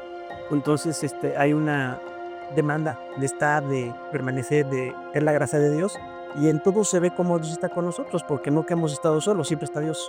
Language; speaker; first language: Spanish; native; Spanish